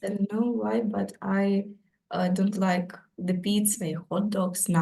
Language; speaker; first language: English; non-native, learner; Ukrainian